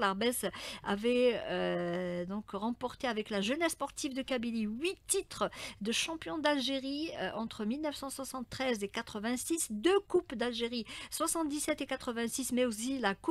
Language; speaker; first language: French; non-native, local second language; Arabic